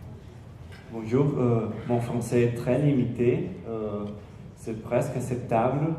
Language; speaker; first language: French; non-native, learner; Portuguese